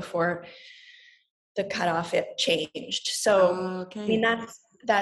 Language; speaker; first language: English; native; English